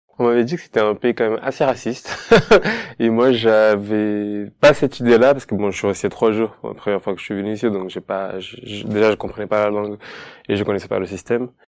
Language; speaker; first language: French; non-native, fluent; Portuguese